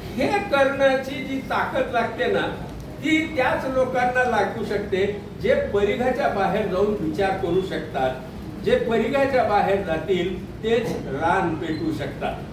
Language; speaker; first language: Marathi; non-native, local second language; Urdu